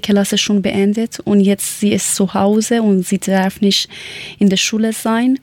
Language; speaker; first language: German; non-native, learner; Persian